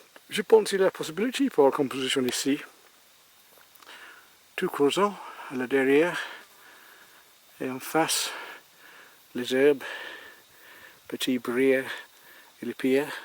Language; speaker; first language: French; non-native, learner; English